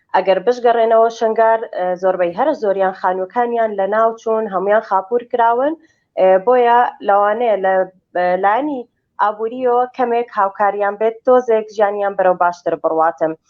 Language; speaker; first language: Central Kurdish; non-native, local second language; Kurdish